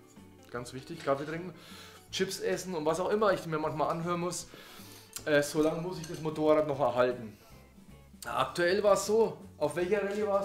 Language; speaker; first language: German; native; German